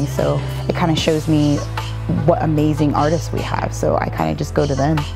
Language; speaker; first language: English; native; English